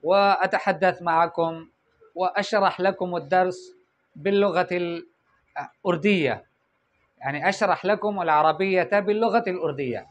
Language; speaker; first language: Arabic; non-native, fluent; Urdu